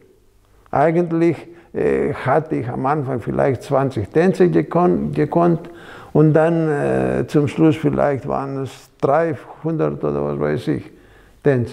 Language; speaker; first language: German; non-native, fluent; Greek